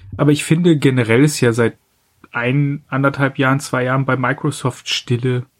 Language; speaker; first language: German; native; German